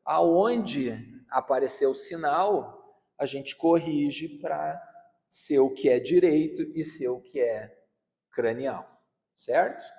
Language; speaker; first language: Portuguese; native; Portuguese